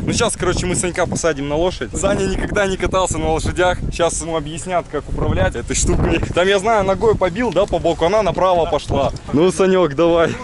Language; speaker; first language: Russian; native; Russian